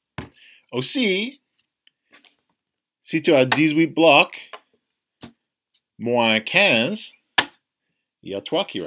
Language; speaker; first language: French; non-native, fluent; English